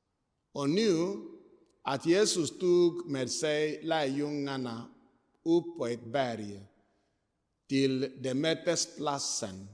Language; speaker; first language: Swedish; non-native, fluent; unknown